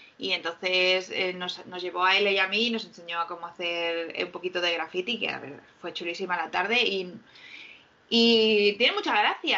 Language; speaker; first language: Spanish; native; Spanish